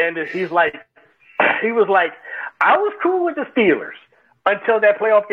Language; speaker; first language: English; native; English